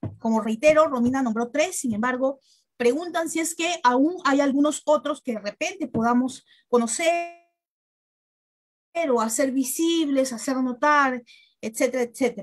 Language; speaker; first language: Spanish; native; Spanish